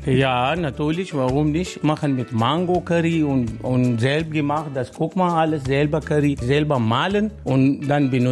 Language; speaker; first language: German; non-native, learner; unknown